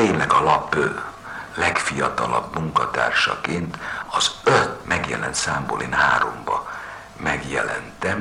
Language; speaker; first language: Hungarian; native; Hungarian